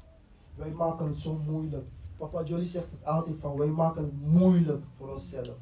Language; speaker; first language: Dutch; non-native, fluent; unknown